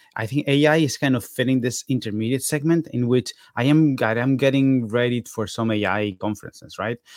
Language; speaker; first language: English; non-native, fluent; Spanish